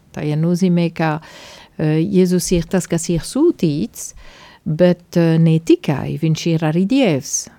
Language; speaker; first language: Latvian; non-native, fluent; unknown